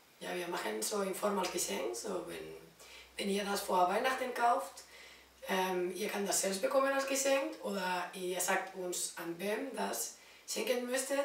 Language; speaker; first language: German; non-native, learner; Spanish